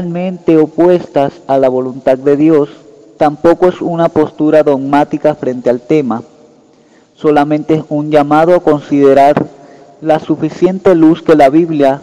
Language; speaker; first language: Spanish; native; Spanish